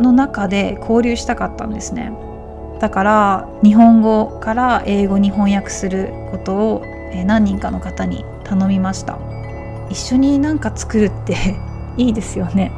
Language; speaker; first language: Japanese; native; Japanese